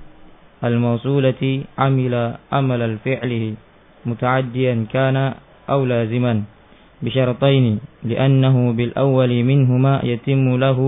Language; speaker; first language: Arabic; non-native, fluent; Indonesian